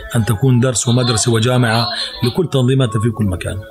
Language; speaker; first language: Arabic; native; Arabic